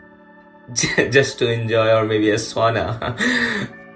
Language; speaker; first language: English; non-native, local second language; Urdu